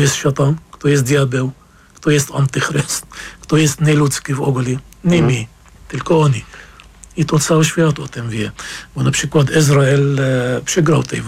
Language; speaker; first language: Polish; non-native, fluent; Arabic